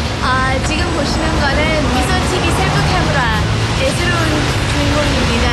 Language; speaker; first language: Korean; early bilingual, heritage; Korean